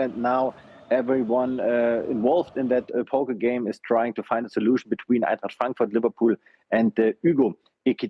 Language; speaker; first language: English; non-native, fluent; German